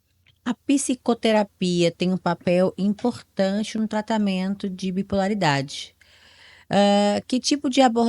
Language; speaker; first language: Portuguese; native; Portuguese